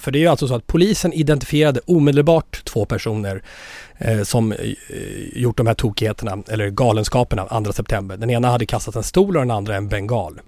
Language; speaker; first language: Swedish; native; Swedish